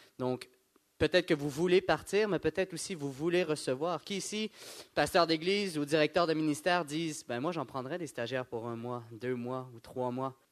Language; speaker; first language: French; native; French